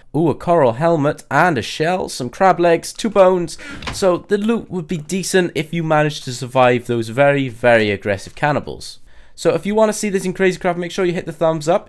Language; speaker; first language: English; native; English